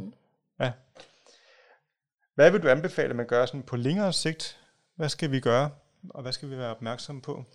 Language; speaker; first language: Danish; native; Danish